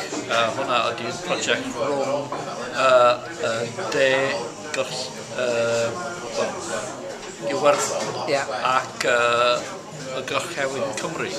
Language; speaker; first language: Welsh; non-native, fluent; English